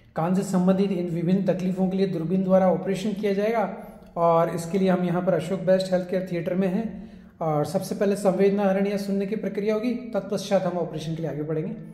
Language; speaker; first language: Hindi; native; Hindi